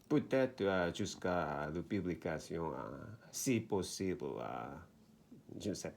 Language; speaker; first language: French; non-native, learner; Korean